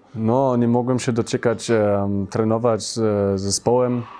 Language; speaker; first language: Polish; early bilingual, heritage; Polish